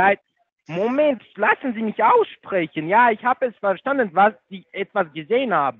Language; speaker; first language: German; non-native, fluent; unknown